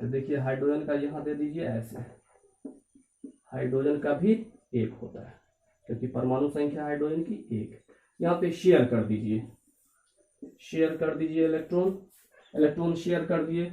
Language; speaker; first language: Hindi; native; Hindi